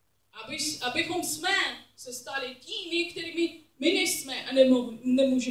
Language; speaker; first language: Czech; non-native, learner; English